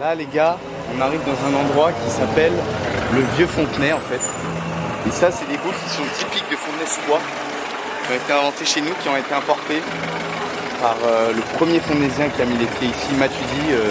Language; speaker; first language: French; native; French